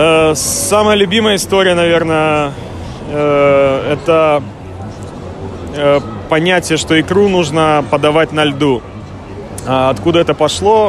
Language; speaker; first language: Russian; native; Russian